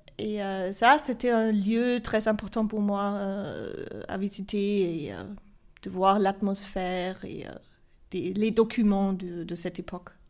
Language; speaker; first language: French; non-native, fluent; German